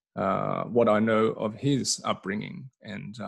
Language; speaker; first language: English; native; English